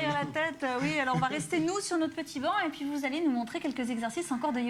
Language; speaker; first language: French; native; French